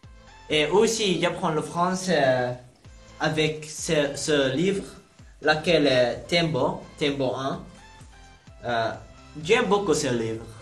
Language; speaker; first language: French; non-native, learner; Arabic